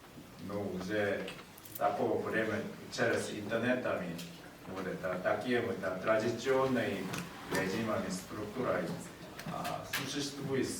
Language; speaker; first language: Russian; non-native, learner; Korean